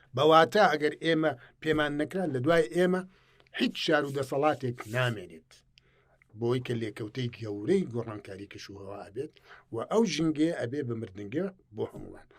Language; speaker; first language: Central Kurdish; native; Central Kurdish